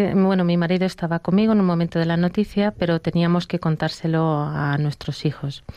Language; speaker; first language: Spanish; native; Spanish